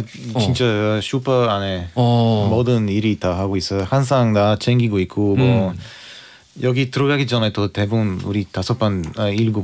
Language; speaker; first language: Korean; non-native, fluent; Bulgarian